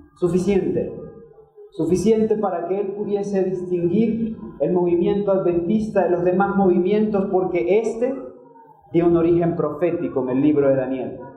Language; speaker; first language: Spanish; native; Spanish